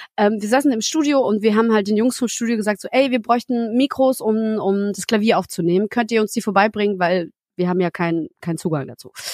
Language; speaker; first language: German; early bilingual, other home language; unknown